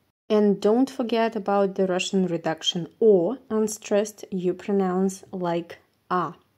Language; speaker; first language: English; non-native, fluent; Russian